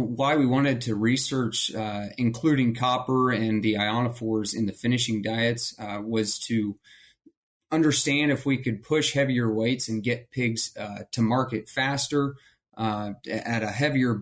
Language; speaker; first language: English; native; English